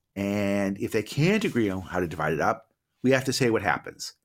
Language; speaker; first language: English; native; English